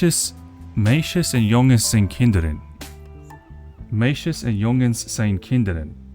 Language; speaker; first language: Dutch; non-native, learner; English